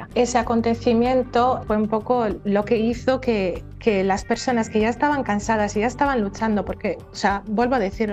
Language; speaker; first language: Spanish; native; Spanish